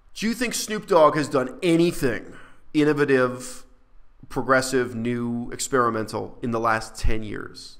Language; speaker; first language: English; native; English